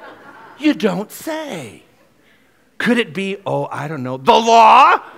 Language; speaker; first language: English; native; English